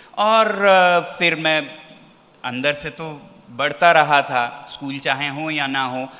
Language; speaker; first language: Hindi; non-native, local second language; Ladakhi